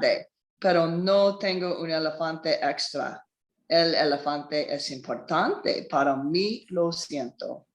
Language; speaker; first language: Spanish; non-native, learner; English